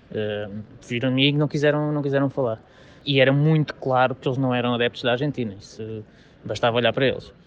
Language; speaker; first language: Portuguese; native; Portuguese